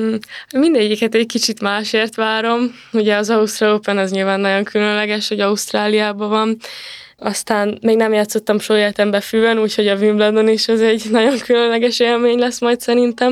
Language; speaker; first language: Hungarian; native; Hungarian